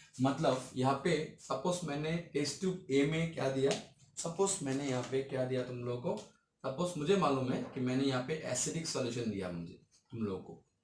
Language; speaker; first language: Hindi; non-native, local second language; Bangla